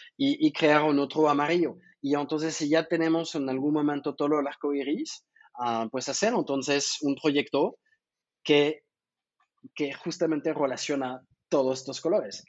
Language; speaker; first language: Spanish; non-native, fluent; French